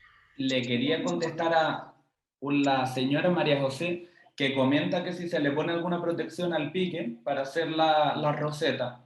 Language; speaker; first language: Spanish; native; Spanish